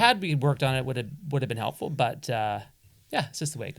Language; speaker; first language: English; native; English